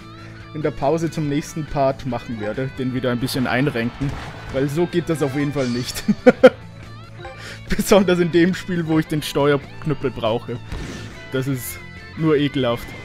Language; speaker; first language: German; native; German